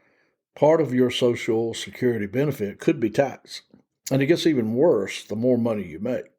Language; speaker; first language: English; native; English